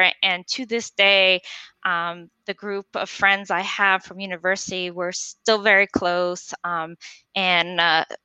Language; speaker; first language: English; non-native, fluent; French